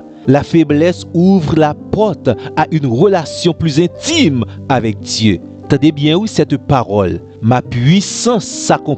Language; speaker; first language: French; non-native, local second language; Haitian Creole